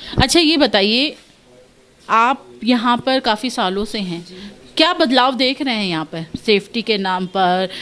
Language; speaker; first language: Hindi; native; Hindi